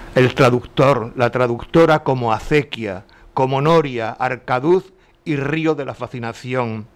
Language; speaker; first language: Spanish; native; Spanish